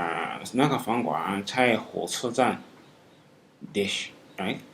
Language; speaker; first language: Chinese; non-native, learner; English